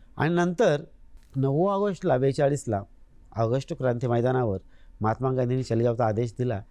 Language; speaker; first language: Marathi; native; Marathi